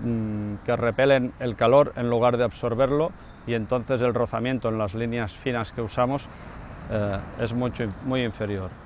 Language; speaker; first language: Spanish; native; Spanish